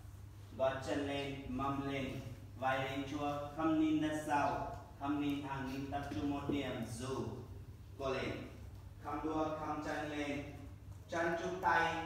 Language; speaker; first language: Vietnamese; non-native, learner; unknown